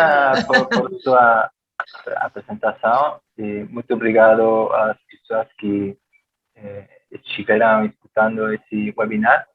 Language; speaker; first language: Portuguese; non-native, fluent; Spanish